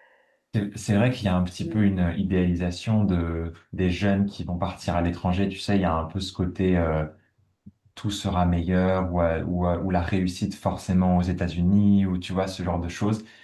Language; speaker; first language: French; native; French